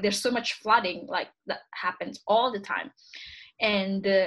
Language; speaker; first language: English; non-native, fluent; Indonesian